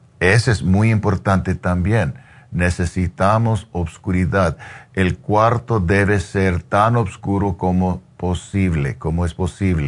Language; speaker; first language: Spanish; non-native, learner; English